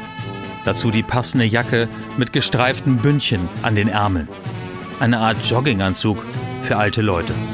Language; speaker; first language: German; native; German